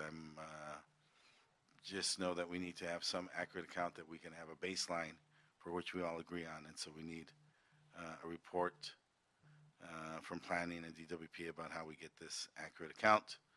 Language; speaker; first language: English; native; English